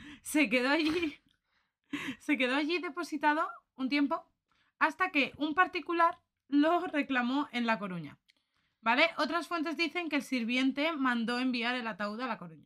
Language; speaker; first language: Spanish; native; Spanish